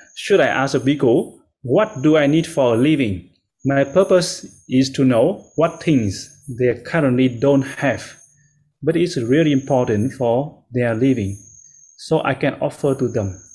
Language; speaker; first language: English; non-native, learner; Vietnamese